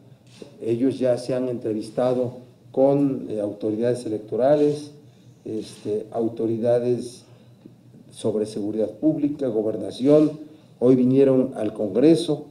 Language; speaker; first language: Spanish; native; Spanish